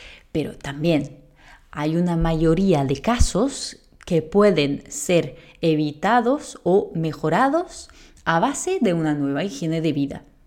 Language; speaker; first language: Spanish; non-native, fluent; French